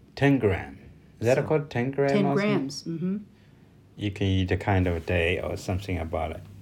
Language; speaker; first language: English; non-native, learner; Chinese